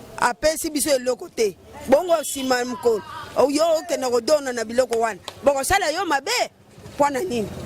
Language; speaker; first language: Lingala; non-native, local second language; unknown